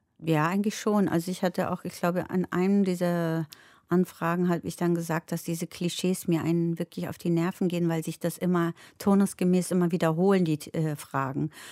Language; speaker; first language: German; early bilingual, other home language; Turkish